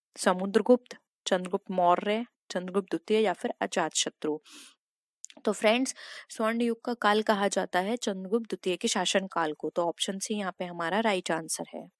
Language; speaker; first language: Hindi; native; Hindi